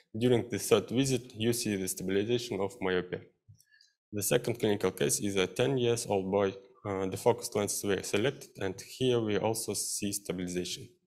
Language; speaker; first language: English; non-native, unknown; Russian